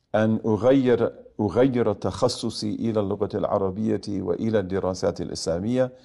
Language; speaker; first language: Arabic; non-native, fluent; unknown